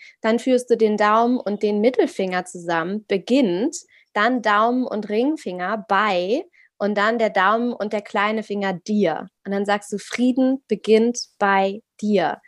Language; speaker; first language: German; native; German